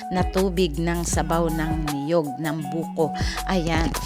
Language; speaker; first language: Filipino; native; Filipino